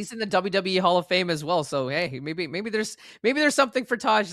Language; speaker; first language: English; native; English